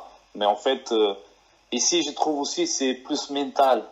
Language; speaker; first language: French; non-native, fluent; Portuguese